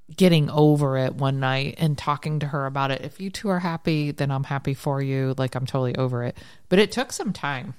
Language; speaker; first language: English; native; English